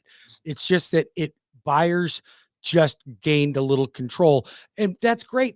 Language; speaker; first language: English; native; English